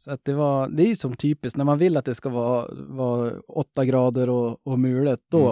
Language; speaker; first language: Swedish; native; Swedish